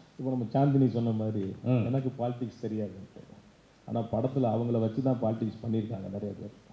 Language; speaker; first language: Tamil; native; Tamil